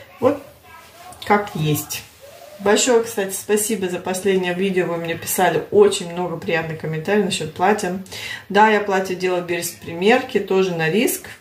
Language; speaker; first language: Russian; early bilingual, heritage; Russian